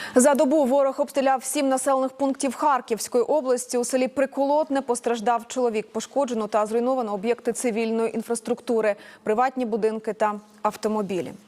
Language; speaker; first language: Ukrainian; native; Ukrainian